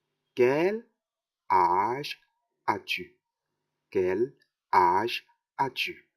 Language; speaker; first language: French; non-native, fluent; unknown